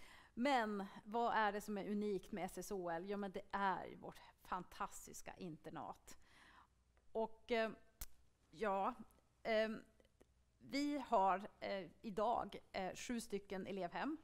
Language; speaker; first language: Swedish; native; Swedish